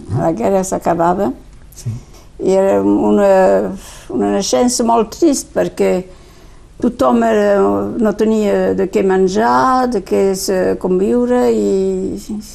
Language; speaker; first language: Catalan; native; Catalan